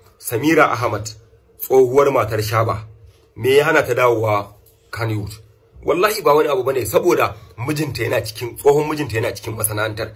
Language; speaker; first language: Hausa; non-native, local second language; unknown